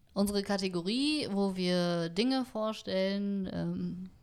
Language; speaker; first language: German; early bilingual, other home language; Vietnamese